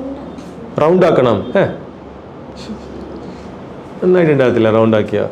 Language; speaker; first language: Malayalam; non-native, local second language; Tamil